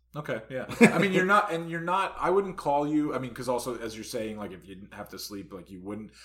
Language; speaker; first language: English; native; English